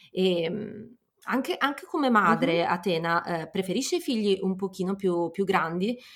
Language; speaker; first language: Italian; native; Italian